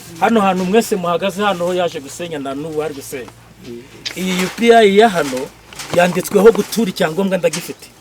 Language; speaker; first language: Kinyarwanda; native; Kinyarwanda